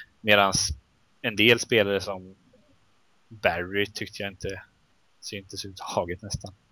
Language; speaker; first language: Swedish; native; Swedish